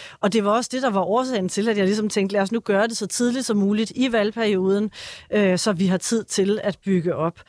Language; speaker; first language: Danish; native; Danish